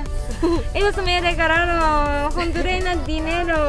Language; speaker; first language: Spanish; non-native, learner; Japanese